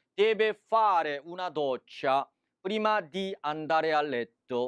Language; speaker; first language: Italian; non-native, fluent; Korean